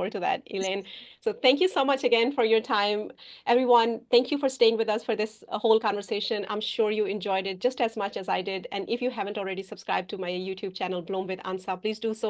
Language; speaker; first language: English; non-native, fluent; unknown